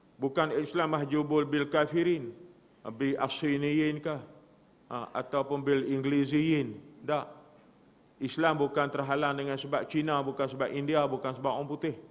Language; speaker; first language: Malay; native; Malay